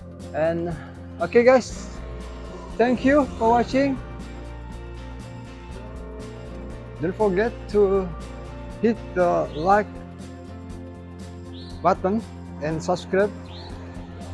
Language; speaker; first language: English; non-native, learner; Indonesian